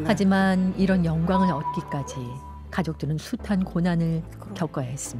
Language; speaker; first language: Korean; native; Korean